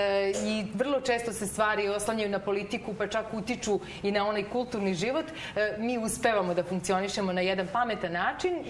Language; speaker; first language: Serbian; native; Serbian